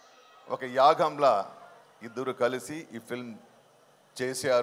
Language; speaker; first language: Telugu; non-native, fluent; Tamil